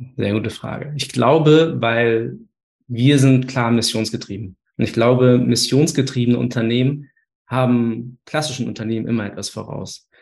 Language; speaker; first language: German; early bilingual, other home language; Turkish